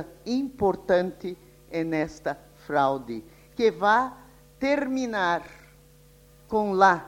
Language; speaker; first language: Spanish; non-native, fluent; Portuguese